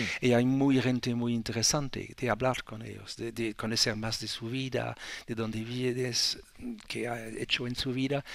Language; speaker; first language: Spanish; non-native, learner; French